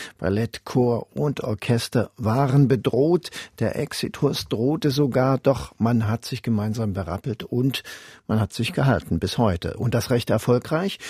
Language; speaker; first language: German; native; German